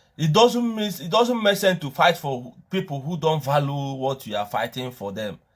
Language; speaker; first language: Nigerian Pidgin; non-native, local second language; Igbo